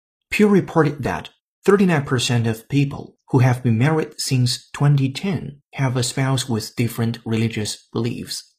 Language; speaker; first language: English; non-native, fluent; Chinese